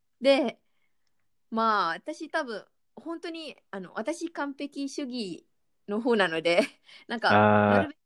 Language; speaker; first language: Japanese; non-native, fluent; Malay